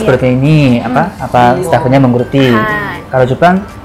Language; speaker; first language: Indonesian; non-native, learner; Japanese